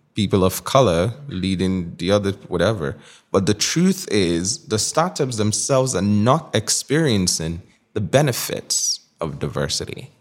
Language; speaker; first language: English; non-native, local second language; Igbo